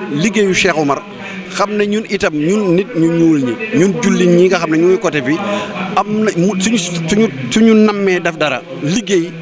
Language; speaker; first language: Wolof; non-native, local second language; Fula